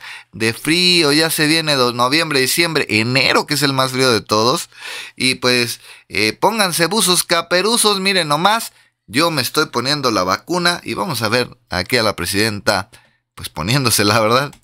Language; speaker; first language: Spanish; native; Spanish